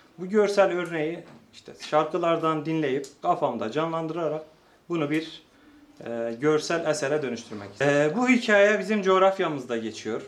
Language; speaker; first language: Turkish; non-native, local second language; Kurdish